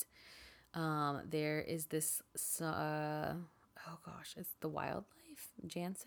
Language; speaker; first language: English; native; English